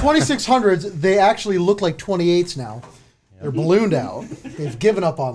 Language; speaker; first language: English; native; English